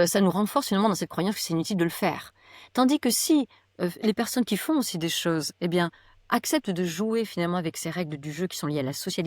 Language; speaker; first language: French; native; French